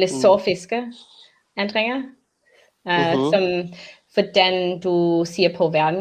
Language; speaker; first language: Danish; non-native, learner; English